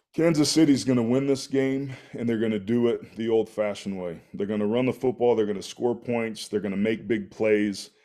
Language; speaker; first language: English; native; English